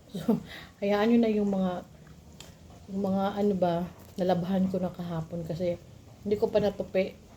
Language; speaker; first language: Filipino; non-native, local second language; Cebuano